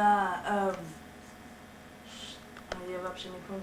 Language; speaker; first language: Russian; non-native, learner; English